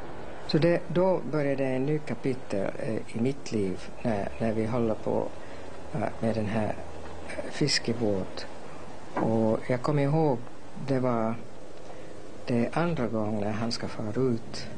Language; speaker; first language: Swedish; non-native, fluent; English